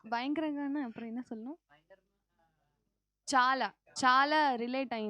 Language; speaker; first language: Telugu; non-native, learner; Tamil